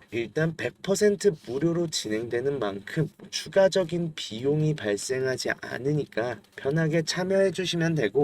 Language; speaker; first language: Korean; native; Korean